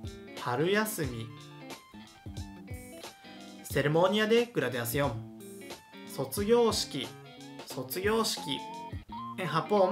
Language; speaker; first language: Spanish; non-native, fluent; Japanese